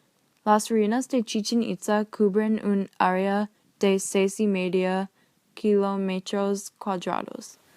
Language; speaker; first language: Spanish; non-native, learner; English